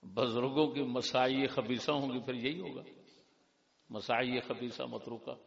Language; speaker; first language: Urdu; non-native, local second language; Punjabi